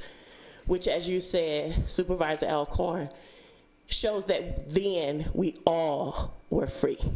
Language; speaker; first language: English; native; English